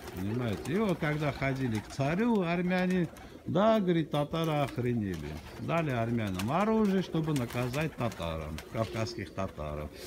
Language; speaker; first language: Russian; non-native, local second language; Armenian